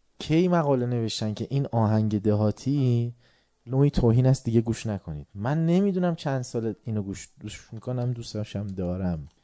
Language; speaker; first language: Persian; native; Persian